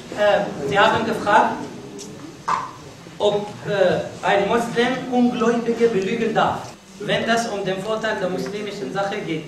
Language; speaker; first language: German; non-native, fluent; Arabic